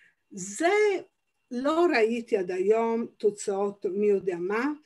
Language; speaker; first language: Hebrew; non-native, fluent; Italian